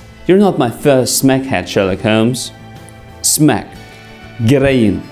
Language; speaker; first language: English; non-native, fluent; Russian